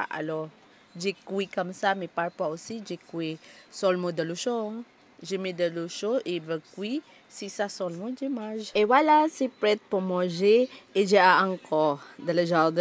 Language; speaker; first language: French; non-native, learner; Filipino